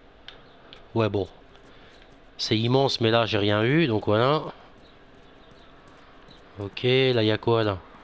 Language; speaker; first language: French; native; French